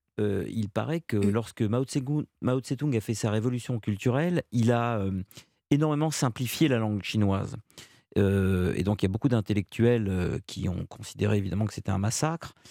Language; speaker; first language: French; native; French